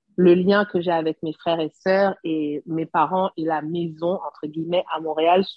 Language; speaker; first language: French; non-native, local second language; Rundi